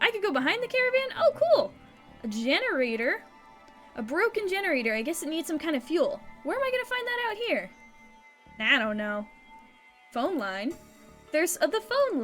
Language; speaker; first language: English; native; English